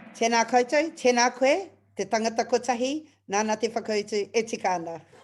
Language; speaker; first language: Māori; non-native, local second language; English